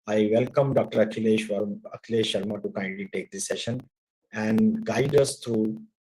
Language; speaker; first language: English; non-native, local second language; Hindi